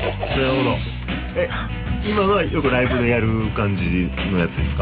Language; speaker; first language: Japanese; native; Japanese